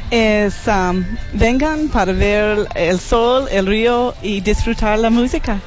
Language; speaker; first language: Spanish; non-native, learner; English